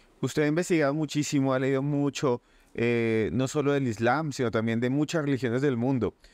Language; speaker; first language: Spanish; native; Spanish